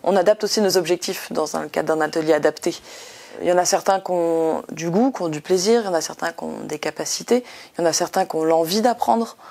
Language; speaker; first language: French; native; French